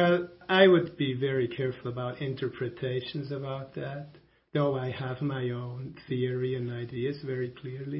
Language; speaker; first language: English; non-native, fluent; German